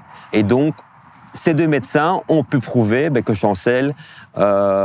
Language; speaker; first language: French; native; French